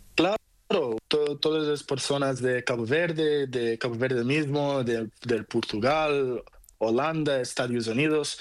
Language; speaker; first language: Spanish; non-native, learner; Portuguese